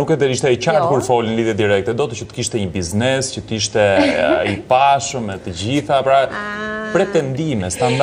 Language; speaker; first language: Albanian; native; Albanian